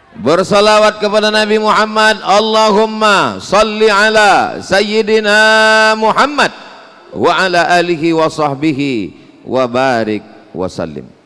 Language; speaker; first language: Malay; native; Malay